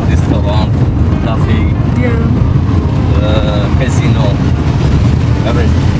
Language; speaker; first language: English; non-native, learner; Arabic